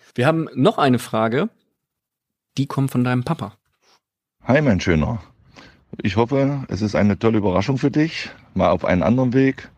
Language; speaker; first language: German; native; German